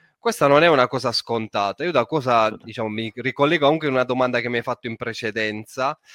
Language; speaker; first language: Italian; native; Italian